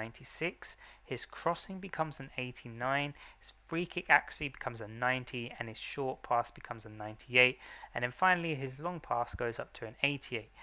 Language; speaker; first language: English; native; English